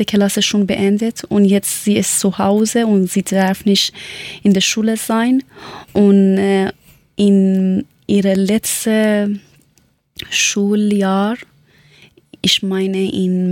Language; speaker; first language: German; non-native, learner; Persian